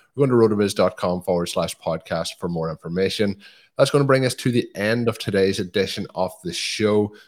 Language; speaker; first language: English; native; English